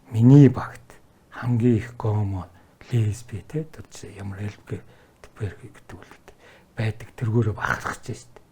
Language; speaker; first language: Mongolian; native; Mongolian